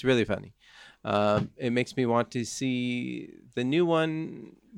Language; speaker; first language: English; native; English